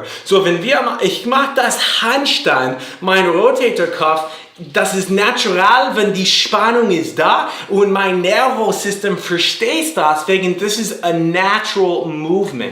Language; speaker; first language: German; non-native, learner; English